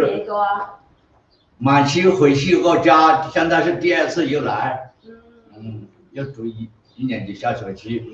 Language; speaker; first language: Chinese; non-native, local second language; Burmese